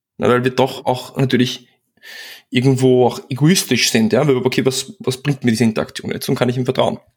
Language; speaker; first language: German; early bilingual, other home language; Czech